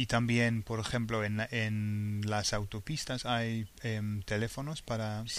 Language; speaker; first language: Spanish; non-native, fluent; English